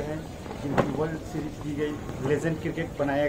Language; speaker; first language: Hindi; native; Hindi